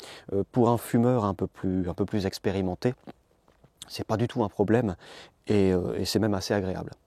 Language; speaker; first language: French; native; French